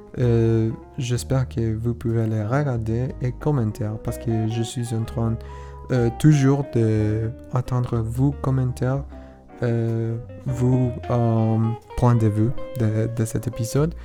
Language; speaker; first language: French; non-native, learner; Spanish